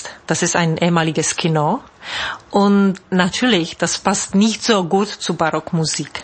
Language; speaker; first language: German; non-native, fluent; Czech